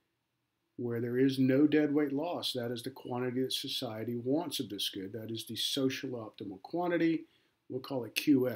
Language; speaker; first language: English; native; English